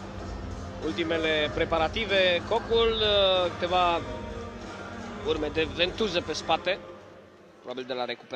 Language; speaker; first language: Romanian; native; Romanian